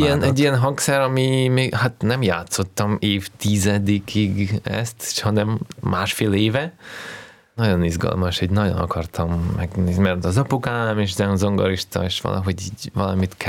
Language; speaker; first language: Hungarian; early bilingual, heritage; Hungarian